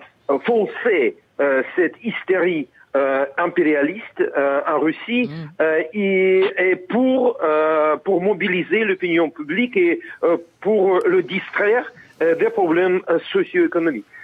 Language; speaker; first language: French; non-native, fluent; Russian